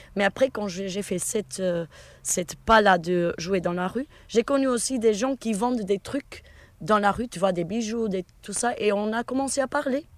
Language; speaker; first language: French; non-native, fluent; Portuguese